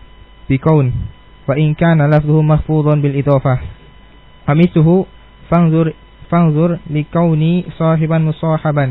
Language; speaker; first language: Arabic; non-native, learner; Indonesian